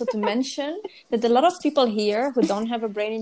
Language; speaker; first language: English; non-native, fluent; Romanian